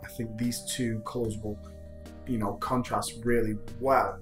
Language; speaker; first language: English; native; English